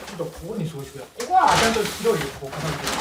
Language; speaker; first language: Japanese; native; Japanese